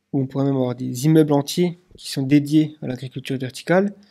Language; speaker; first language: French; native; French